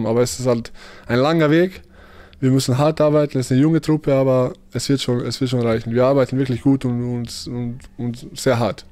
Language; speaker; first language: German; early bilingual, other home language; Bosnian